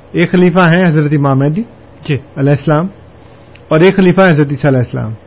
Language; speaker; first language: Urdu; native; Urdu